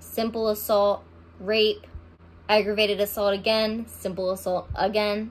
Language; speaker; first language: English; native; English